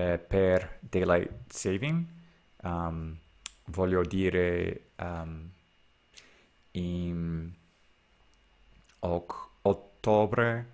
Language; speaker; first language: Italian; non-native, learner; English